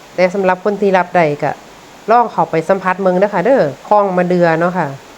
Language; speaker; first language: Thai; native; Thai